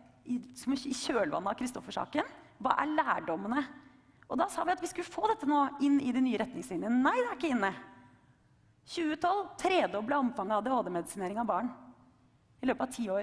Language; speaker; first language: Norwegian; native; Norwegian